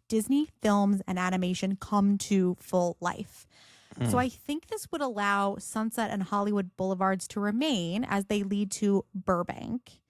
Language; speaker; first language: English; native; English